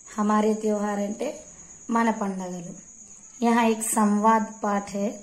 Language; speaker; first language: Hindi; non-native, local second language; Telugu